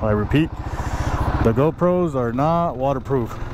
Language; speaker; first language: English; early bilingual, other home language; Spanish